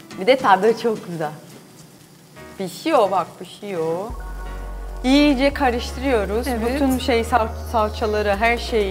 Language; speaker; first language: Turkish; non-native, learner; Portuguese